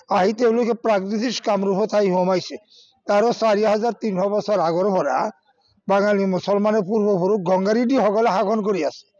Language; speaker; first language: Assamese; non-native, local second language; Bangla